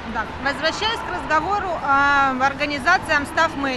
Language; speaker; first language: Russian; native; Russian